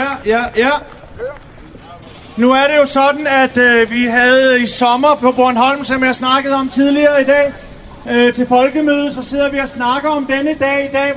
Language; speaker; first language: Danish; native; Danish